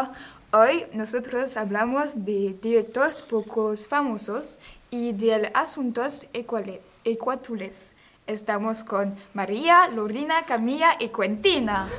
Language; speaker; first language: Spanish; non-native, learner; French